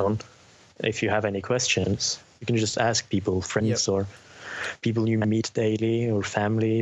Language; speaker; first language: English; non-native, fluent; Norwegian